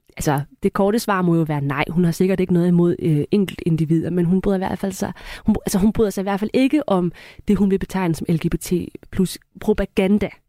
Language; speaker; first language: Danish; native; Danish